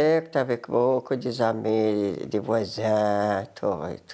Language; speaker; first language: French; non-native, learner; Arabic